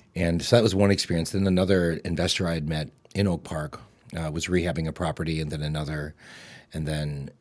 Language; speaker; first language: English; native; English